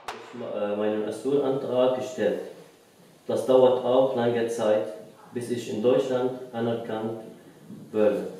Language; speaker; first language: German; non-native, learner; Arabic